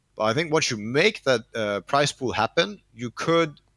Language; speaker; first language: English; non-native, fluent; Danish